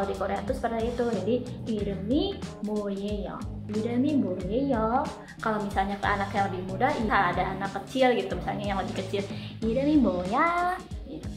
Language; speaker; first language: Indonesian; native; Indonesian